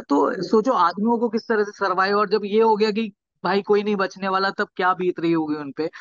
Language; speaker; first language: Hindi; native; Hindi